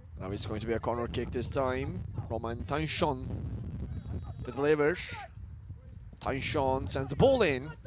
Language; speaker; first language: English; non-native, fluent; Turkish